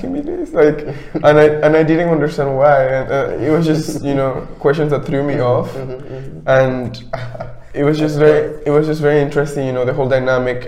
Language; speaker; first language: English; non-native, fluent; Spanish